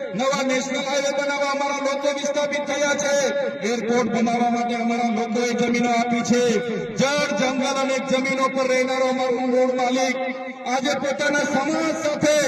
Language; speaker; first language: Gujarati; non-native, local second language; Vasavi